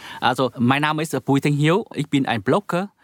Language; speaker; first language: German; non-native, learner; Vietnamese